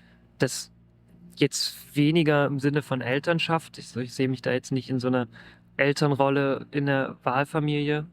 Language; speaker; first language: German; native; German